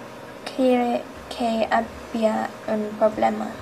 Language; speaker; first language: Spanish; non-native, learner; English